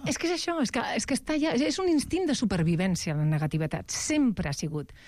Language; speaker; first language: Catalan; non-native, local second language; Spanish